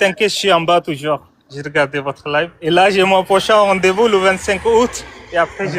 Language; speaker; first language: French; non-native, learner; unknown